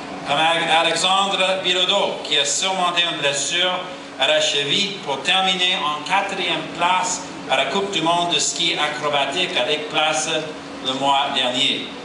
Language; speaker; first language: French; non-native, fluent; English